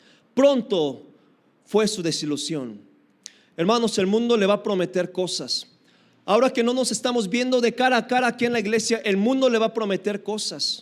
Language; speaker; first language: Spanish; native; Spanish